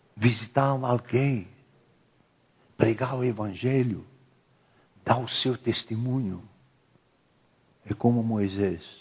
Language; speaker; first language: Portuguese; non-native, fluent; Arabic